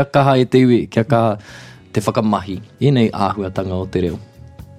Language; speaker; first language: Māori; non-native, local second language; English